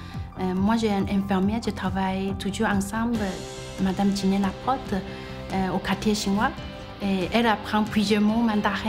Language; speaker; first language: French; non-native, fluent; Chinese